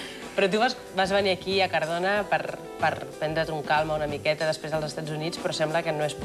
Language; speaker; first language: Catalan; native; Catalan